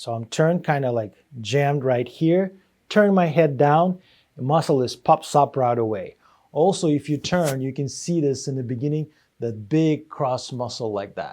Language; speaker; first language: English; non-native, fluent; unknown